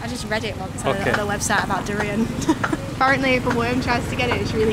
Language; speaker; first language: English; native; English